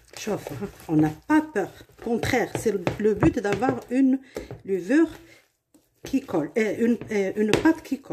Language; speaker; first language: French; non-native, local second language; Arabic